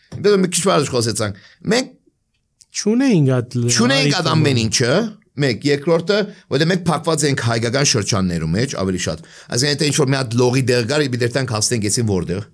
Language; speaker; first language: Armenian; early bilingual, heritage; Armenian